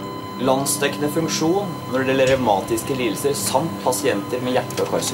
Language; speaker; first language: Norwegian; native; Norwegian